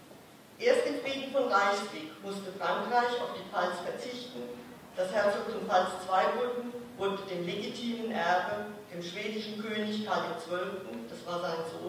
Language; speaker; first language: German; native; German